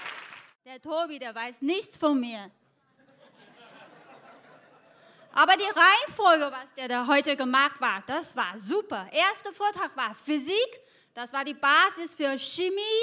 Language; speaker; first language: German; non-native, fluent; Chinese